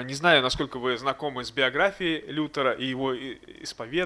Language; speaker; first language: Russian; native; Russian